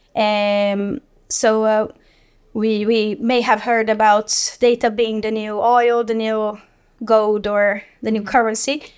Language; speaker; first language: English; non-native, fluent; Portuguese